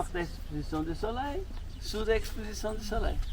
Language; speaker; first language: French; non-native, learner; Portuguese